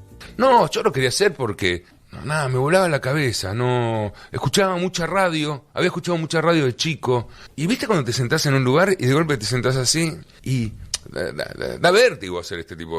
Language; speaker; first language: Spanish; native; Spanish